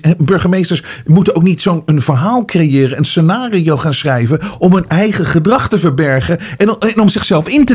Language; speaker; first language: Dutch; native; Dutch